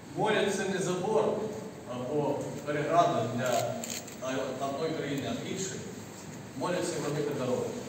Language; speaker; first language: Ukrainian; non-native, local second language; Russian